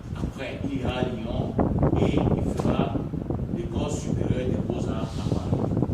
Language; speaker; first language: French; non-native, local second language; Ewe